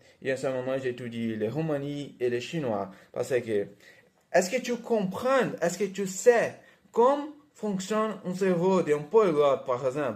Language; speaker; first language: French; non-native, learner; Portuguese